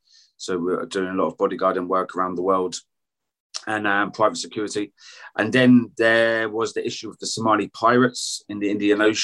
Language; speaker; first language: English; native; English